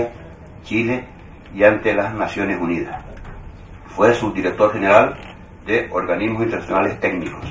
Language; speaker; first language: Spanish; native; Spanish